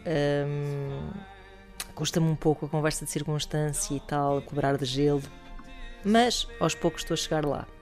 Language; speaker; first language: Portuguese; native; Portuguese